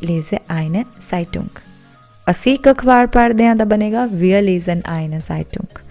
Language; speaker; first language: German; non-native, fluent; Punjabi